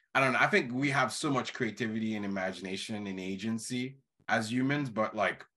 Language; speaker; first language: English; non-native, fluent; Haitian Creole